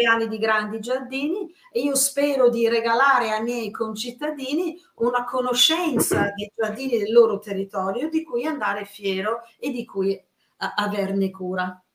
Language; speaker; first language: Italian; non-native, fluent; English